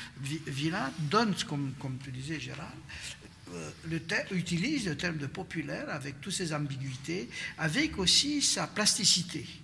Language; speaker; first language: French; non-native, fluent; Romanian